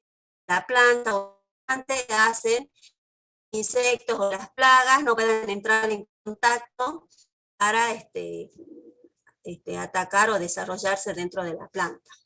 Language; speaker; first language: Spanish; native; Spanish